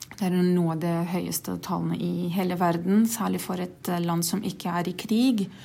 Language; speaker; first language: Norwegian; non-native, fluent; Portuguese